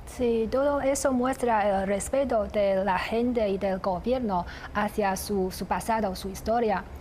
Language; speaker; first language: Spanish; non-native, fluent; Chinese